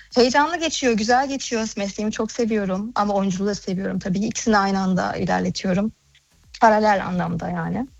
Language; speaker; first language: Turkish; early bilingual, heritage; Turkish